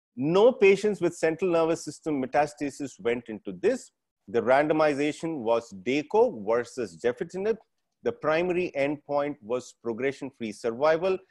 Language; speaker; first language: English; non-native, local second language; Tamil